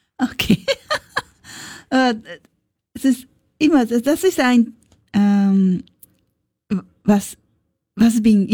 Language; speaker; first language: German; non-native, learner; Japanese